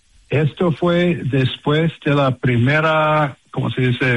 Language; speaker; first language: Spanish; non-native, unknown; English